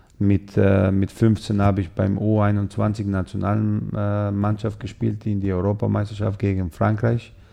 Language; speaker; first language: German; non-native, fluent; Albanian